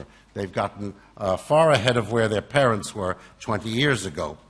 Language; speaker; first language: English; native; English